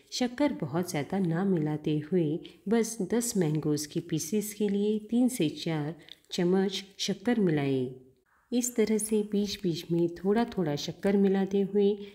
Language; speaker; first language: Hindi; non-native, local second language; Marathi